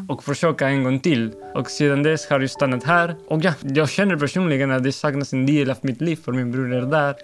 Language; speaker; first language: Swedish; non-native, fluent; Spanish